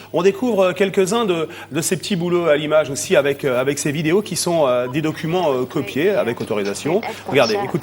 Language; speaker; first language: French; native; French